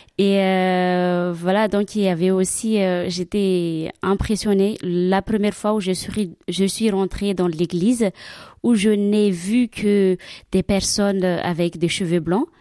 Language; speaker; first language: French; non-native, local second language; Malagasy